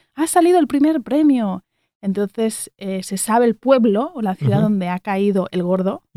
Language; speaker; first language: Spanish; native; Spanish